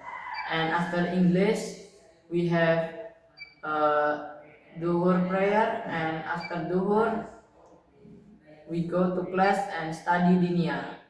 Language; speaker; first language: English; non-native, learner; Indonesian